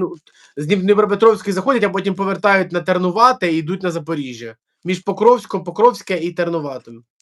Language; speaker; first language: Ukrainian; native; Ukrainian